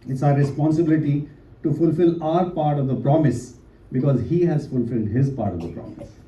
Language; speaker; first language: English; non-native, local second language; Hindi